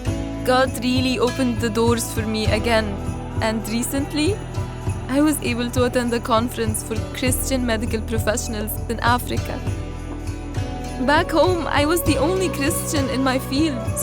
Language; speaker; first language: English; non-native, fluent; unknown